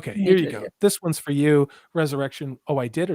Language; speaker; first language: English; native; English